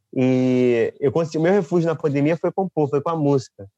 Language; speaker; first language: Portuguese; native; Portuguese